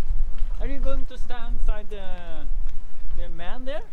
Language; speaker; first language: English; non-native, fluent; Norwegian